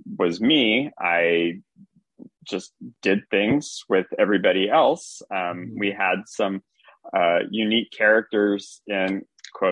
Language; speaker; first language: English; native; English